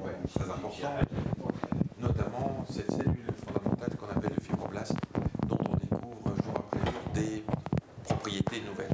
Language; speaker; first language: French; native; French